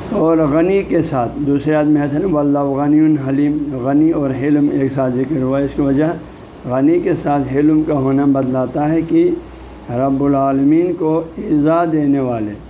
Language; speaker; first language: Urdu; non-native, local second language; Balti